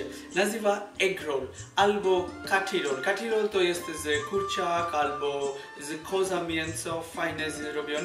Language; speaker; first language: Polish; non-native, learner; Bangla